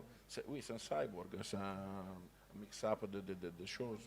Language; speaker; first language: French; non-native, learner; Italian